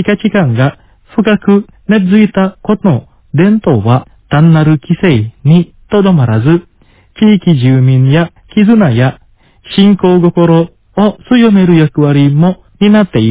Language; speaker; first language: Japanese; non-native, fluent; Indonesian